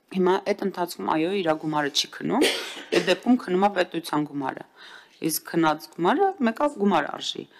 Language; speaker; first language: Armenian; native; Armenian